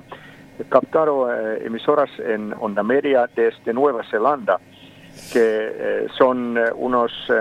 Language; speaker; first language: Spanish; non-native, fluent; Finnish